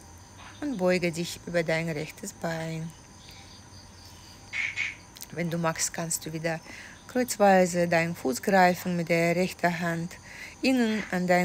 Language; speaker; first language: German; non-native, fluent; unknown